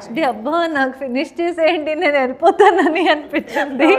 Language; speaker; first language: Telugu; non-native, learner; Kannada